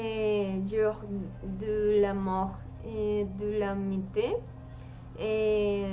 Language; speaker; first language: French; non-native, learner; Spanish